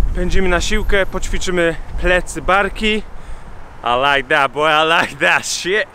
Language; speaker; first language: Polish; native; Polish